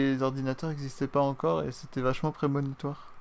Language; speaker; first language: French; native; French